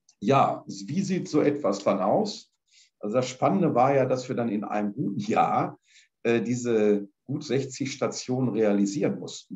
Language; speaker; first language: German; native; German